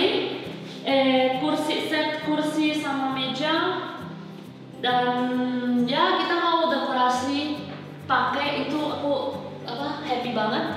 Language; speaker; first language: Indonesian; non-native, fluent; Spanish